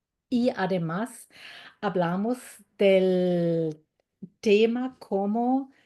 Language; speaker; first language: Spanish; non-native, fluent; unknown